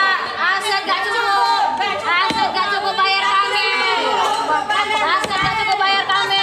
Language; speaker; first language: Indonesian; native; Indonesian